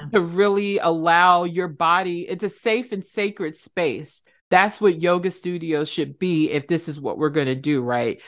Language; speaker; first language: English; native; English